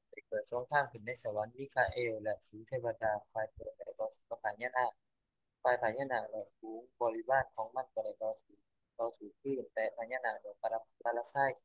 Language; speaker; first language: Vietnamese; non-native, learner; Lao